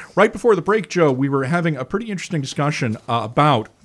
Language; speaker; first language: English; native; English